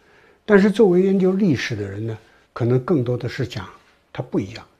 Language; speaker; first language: Chinese; native; Chinese